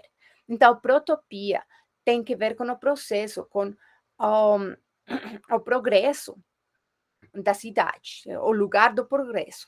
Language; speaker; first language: Portuguese; non-native, fluent; Spanish